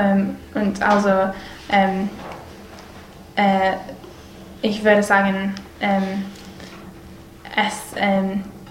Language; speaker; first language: German; non-native, learner; English